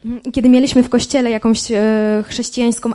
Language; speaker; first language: Polish; native; Polish